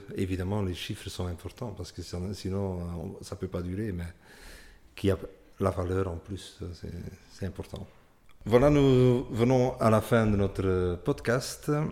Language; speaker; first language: French; non-native, local second language; Dutch